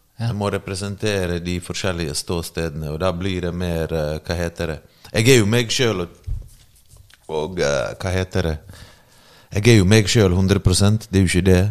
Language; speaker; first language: Norwegian; early bilingual, other home language; Bosnian